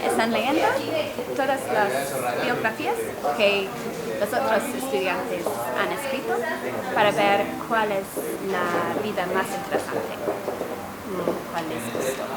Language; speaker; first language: Spanish; non-native, fluent; English